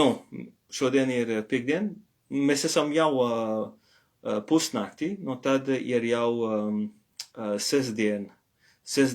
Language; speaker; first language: Latvian; non-native, learner; Morisyen